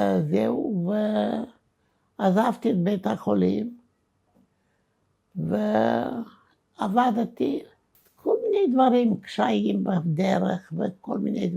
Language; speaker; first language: Hebrew; non-native, fluent; Romanian